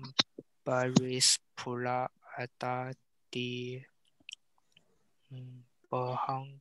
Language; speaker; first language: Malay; non-native, learner; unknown